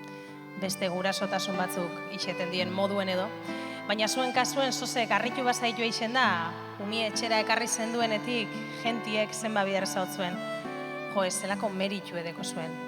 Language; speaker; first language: Basque; native; Basque